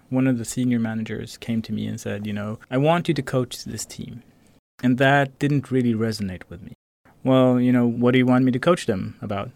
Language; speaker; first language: English; non-native, fluent; Swedish